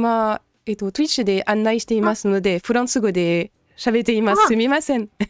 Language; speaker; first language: Japanese; non-native, learner; French